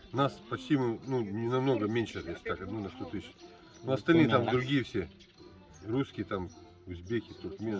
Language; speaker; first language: Russian; native; Russian